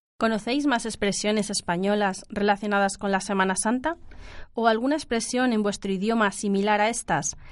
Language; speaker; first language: Spanish; native; Spanish